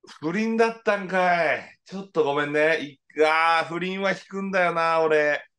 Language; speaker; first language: Japanese; native; Japanese